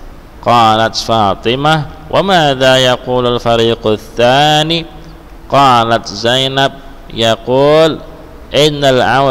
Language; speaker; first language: Arabic; non-native, fluent; Indonesian